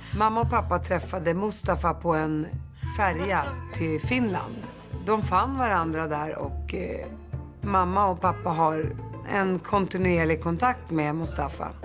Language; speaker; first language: Swedish; early bilingual, other home language; Arabic